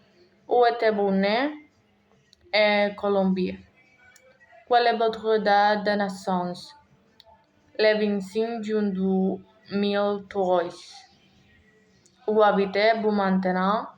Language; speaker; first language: French; non-native, learner; Spanish